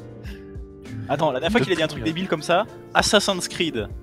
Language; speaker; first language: French; native; French